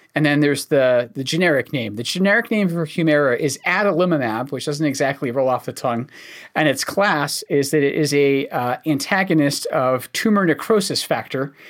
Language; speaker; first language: English; native; English